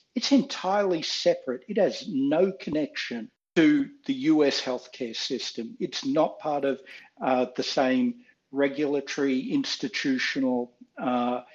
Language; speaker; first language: English; native; English